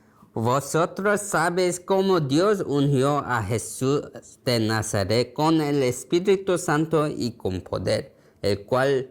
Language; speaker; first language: Spanish; non-native, learner; Korean